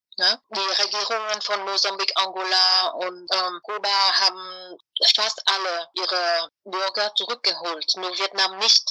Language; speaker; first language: German; non-native, fluent; Vietnamese